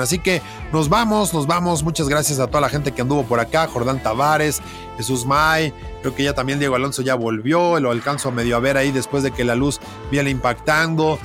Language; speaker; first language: Spanish; native; Spanish